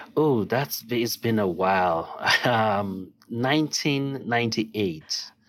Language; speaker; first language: English; non-native, local second language; Yoruba